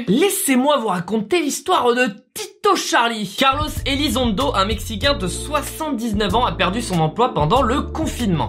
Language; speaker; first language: French; native; French